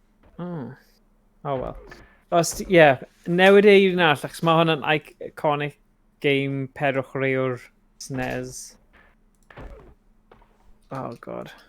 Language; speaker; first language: Welsh; native; Welsh